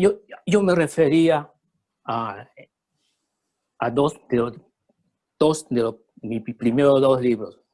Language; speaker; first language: Spanish; early bilingual, other home language; Chinese